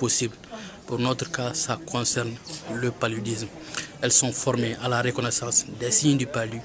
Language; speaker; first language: French; non-native, local second language; Bambara